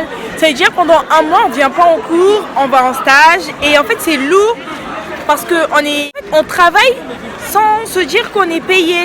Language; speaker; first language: French; native; French